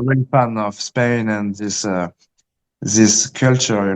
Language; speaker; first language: English; early bilingual, heritage; Spanish